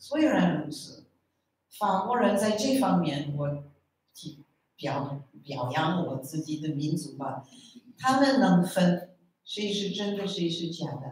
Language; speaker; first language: Chinese; non-native, fluent; French